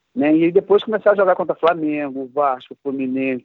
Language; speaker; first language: Portuguese; native; Portuguese